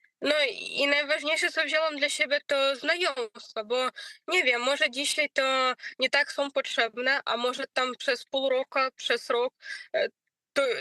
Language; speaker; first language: Polish; non-native, learner; Ukrainian